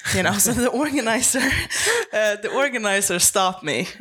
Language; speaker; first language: English; non-native, fluent; Swedish